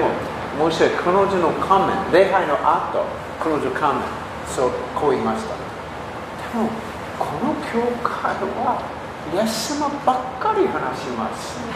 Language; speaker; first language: Japanese; non-native, learner; English